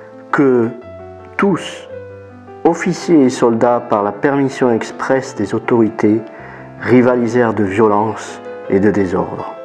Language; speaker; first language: French; native; French